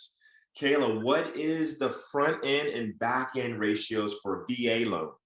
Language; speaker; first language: English; native; English